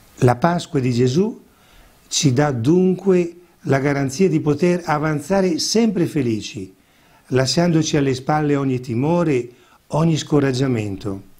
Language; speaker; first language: Italian; native; Italian